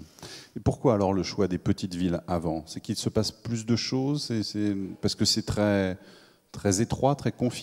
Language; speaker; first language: French; native; French